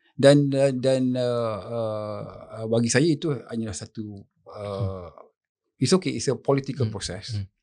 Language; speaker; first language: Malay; native; Malay